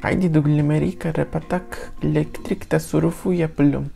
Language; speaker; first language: Turkish; non-native, learner; Portuguese